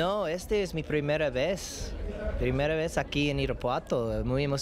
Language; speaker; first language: Spanish; non-native, learner; English